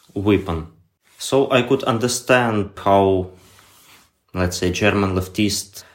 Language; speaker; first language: English; non-native, learner; Ukrainian